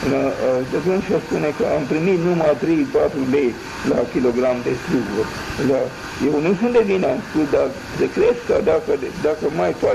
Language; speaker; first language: Romanian; non-native, local second language; German